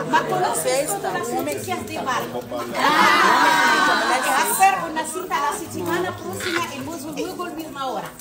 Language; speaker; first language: Italian; non-native, learner; Arabic